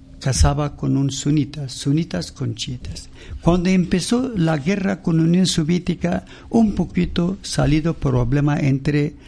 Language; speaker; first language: Spanish; non-native, learner; Persian